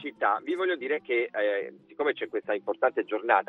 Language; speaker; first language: Italian; native; Italian